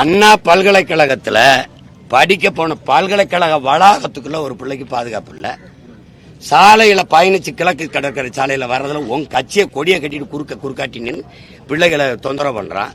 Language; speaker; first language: Tamil; native; Tamil